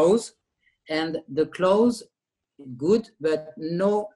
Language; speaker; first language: English; non-native, learner; French